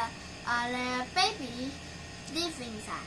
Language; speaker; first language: English; non-native, learner; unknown